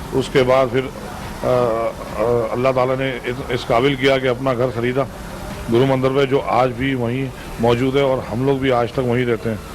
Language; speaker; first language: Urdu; native; Urdu